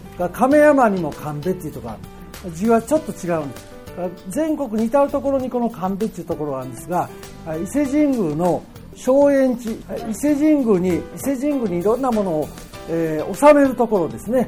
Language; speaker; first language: Japanese; native; Japanese